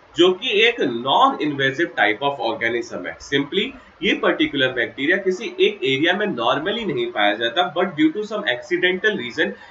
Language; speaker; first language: Hindi; native; Hindi